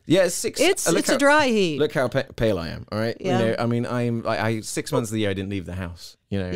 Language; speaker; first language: English; native; English